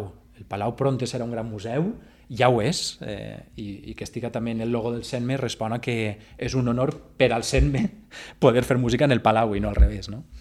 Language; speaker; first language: Catalan; native; Catalan